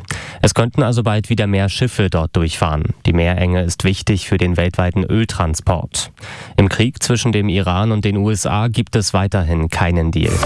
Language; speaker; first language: German; native; German